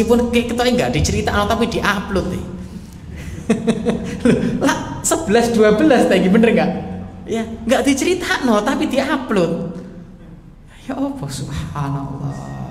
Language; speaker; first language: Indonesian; non-native, local second language; Javanese